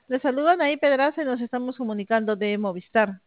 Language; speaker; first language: Spanish; native; Spanish